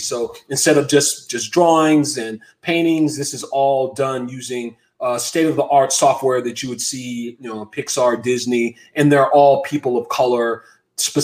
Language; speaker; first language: English; native; English